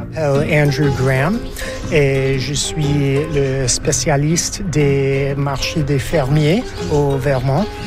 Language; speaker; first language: French; non-native, learner; English